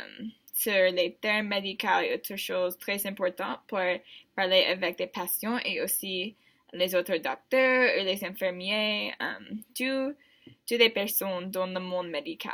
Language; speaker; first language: French; non-native, learner; English